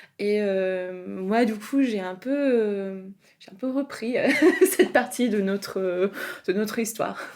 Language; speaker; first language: French; non-native, fluent; English